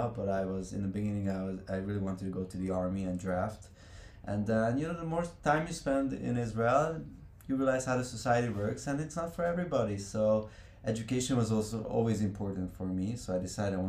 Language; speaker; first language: English; non-native, fluent; Hungarian